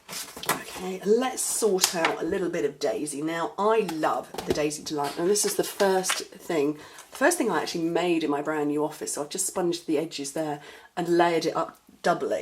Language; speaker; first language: English; native; English